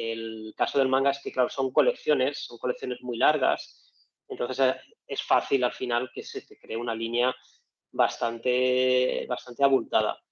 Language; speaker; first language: Spanish; native; Spanish